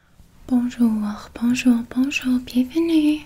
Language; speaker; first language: French; non-native, learner; English